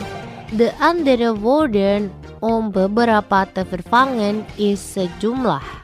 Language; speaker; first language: Dutch; non-native, local second language; Indonesian